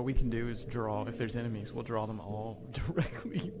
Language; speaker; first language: English; native; English